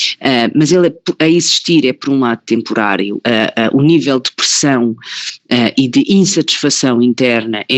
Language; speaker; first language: Portuguese; native; Portuguese